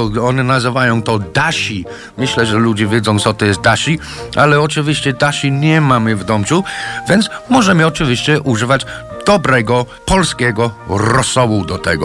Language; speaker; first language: Polish; non-native, learner; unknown